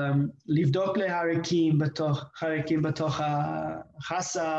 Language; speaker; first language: Hebrew; non-native, fluent; English